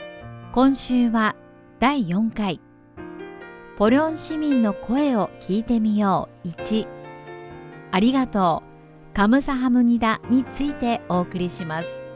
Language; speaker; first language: Japanese; native; Japanese